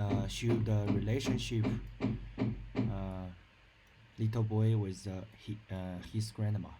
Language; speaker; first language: English; non-native, learner; Chinese